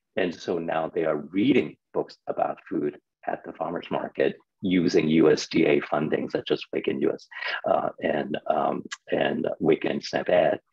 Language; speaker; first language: English; non-native, local second language; Cantonese